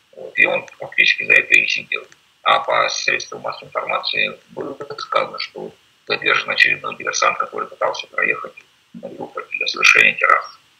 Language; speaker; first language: Russian; native; Russian